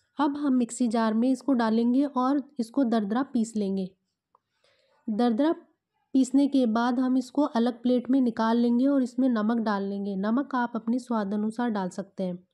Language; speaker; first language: Hindi; native; Hindi